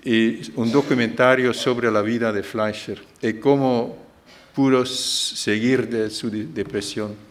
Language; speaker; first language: Spanish; non-native, fluent; Dutch